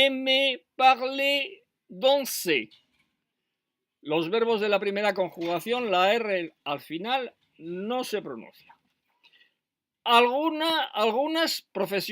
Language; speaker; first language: Spanish; non-native, fluent; French